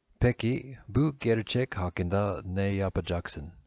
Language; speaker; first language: Turkish; non-native, fluent; English